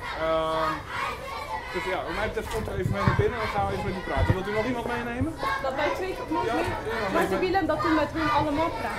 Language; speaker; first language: Dutch; native; Dutch